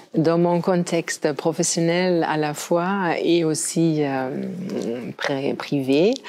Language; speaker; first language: French; non-native, fluent; German